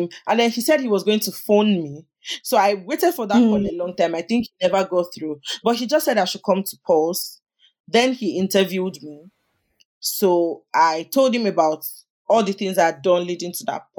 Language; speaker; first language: English; non-native, local second language; Yoruba